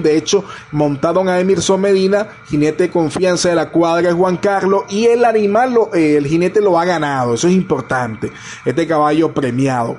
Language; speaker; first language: Spanish; native; Spanish